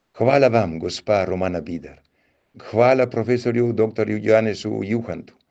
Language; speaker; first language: Slovenian; early bilingual, heritage; Slovenian